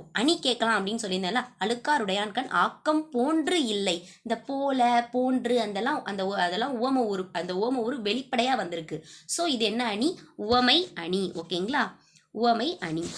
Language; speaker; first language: Tamil; native; Tamil